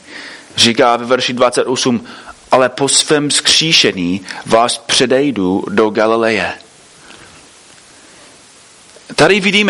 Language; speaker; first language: Czech; non-native, fluent; English